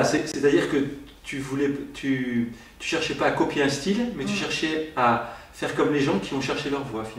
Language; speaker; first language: French; native; French